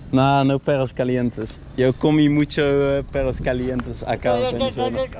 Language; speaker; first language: Spanish; non-native, learner; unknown